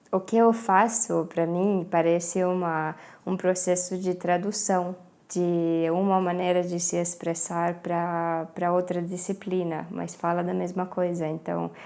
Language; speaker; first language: Portuguese; non-native, fluent; Estonian